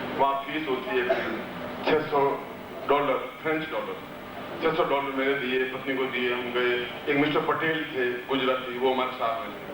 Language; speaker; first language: Hindi; native; Hindi